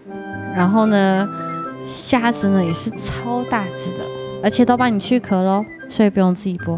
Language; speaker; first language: Chinese; native; Chinese